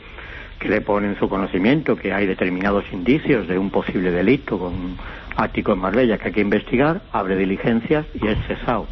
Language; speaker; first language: Spanish; native; Spanish